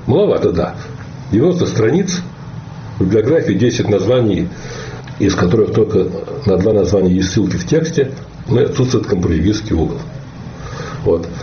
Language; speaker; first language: Russian; native; Russian